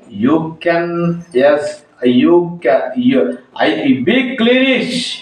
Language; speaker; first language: English; non-native, local second language; Telugu